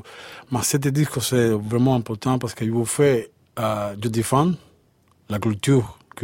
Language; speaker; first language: French; non-native, learner; Spanish